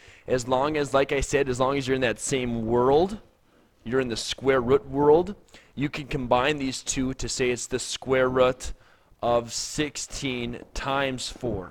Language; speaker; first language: English; native; English